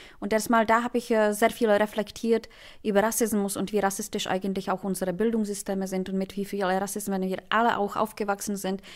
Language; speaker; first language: German; non-native, fluent; Czech